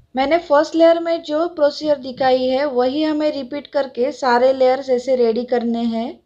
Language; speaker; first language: Hindi; non-native, local second language; Marathi